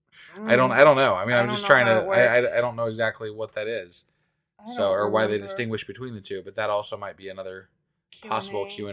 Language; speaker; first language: English; native; English